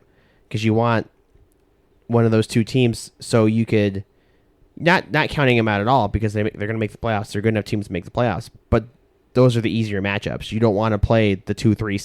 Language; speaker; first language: English; native; English